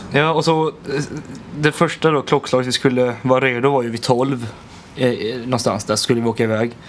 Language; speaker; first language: Swedish; native; Swedish